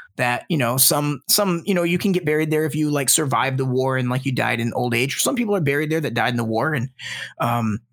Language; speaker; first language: English; native; English